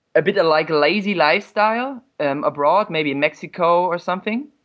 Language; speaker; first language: English; non-native, fluent; German